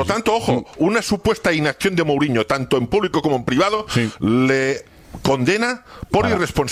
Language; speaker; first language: Spanish; native; Spanish